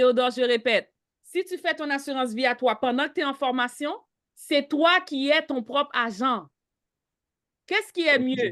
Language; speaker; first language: French; native; French